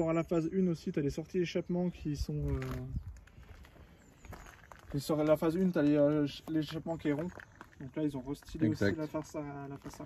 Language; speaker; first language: French; native; French